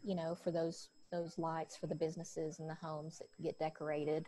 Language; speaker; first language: English; native; English